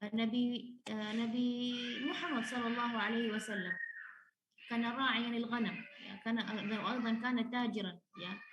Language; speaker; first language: Arabic; non-native, fluent; Indonesian